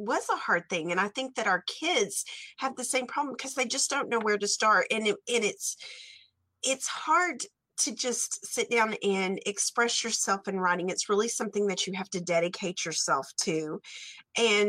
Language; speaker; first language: English; native; English